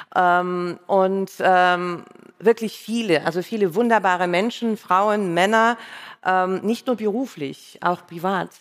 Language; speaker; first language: German; non-native, fluent; Russian